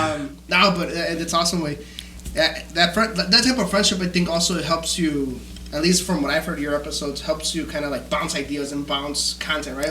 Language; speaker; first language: English; early bilingual, other home language; Spanish